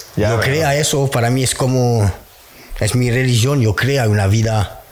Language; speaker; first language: Spanish; non-native, learner; French